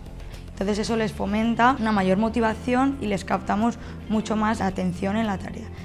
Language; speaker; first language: Spanish; native; Spanish